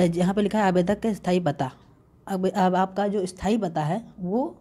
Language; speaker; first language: Hindi; native; Hindi